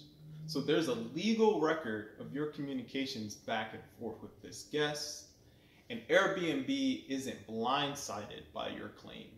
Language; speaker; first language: English; native; English